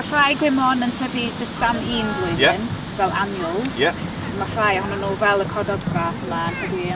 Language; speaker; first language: Welsh; non-native, fluent; English